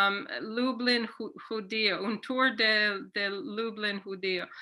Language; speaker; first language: Spanish; non-native, fluent; English